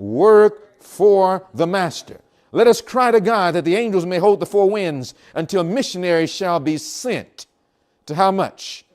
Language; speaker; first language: English; native; English